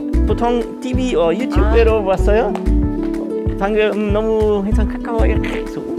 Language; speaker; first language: Korean; non-native, learner; German